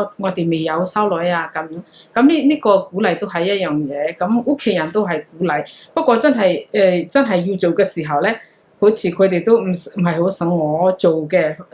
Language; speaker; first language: Cantonese; non-native, fluent; Hakha Chin